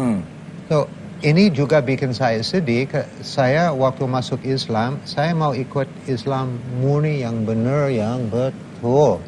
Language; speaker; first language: Indonesian; non-native, learner; English